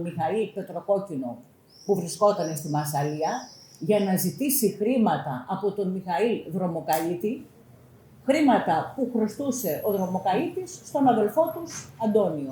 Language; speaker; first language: Greek; native; Greek